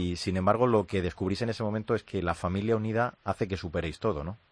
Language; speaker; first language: Spanish; native; Spanish